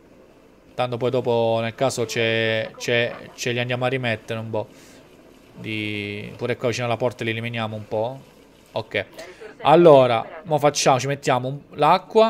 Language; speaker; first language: Italian; native; Italian